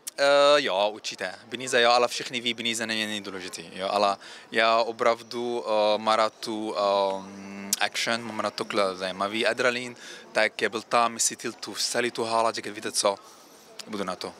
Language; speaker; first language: Czech; non-native, learner; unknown